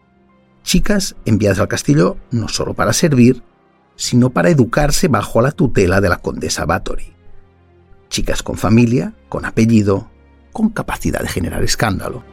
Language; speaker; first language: Spanish; native; Spanish